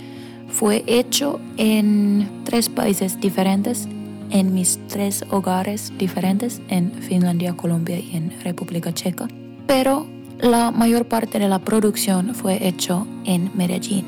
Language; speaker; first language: Spanish; non-native, fluent; Finnish